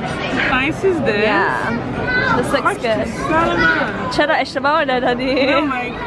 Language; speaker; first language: English; native; English